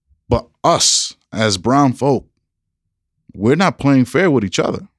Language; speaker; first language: English; early bilingual, other home language; Spanish